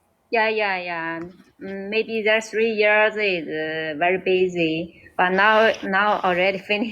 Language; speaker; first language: English; non-native, learner; Chinese